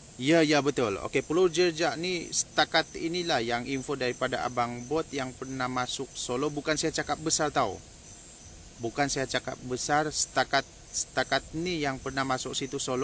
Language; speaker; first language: Malay; native; Malay